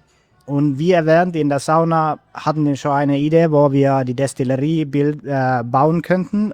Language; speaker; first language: German; non-native, fluent; Finnish